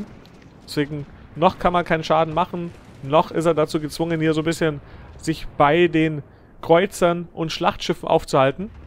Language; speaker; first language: German; native; German